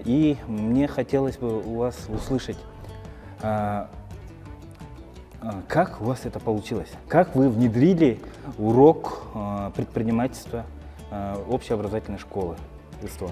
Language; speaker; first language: Russian; non-native, local second language; Kyrgyz